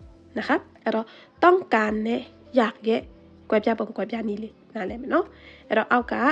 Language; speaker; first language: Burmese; native; Burmese